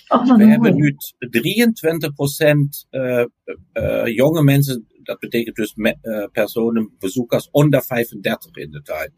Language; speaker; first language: Dutch; non-native, fluent; German